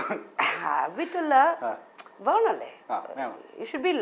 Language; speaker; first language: Malayalam; non-native, local second language; Tamil